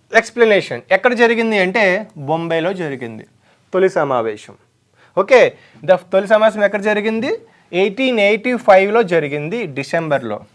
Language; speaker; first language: Telugu; native; Telugu